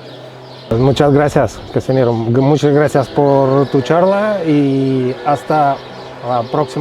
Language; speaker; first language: Spanish; non-native, fluent; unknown